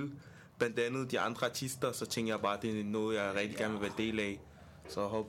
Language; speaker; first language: Danish; early bilingual, other home language; Ewe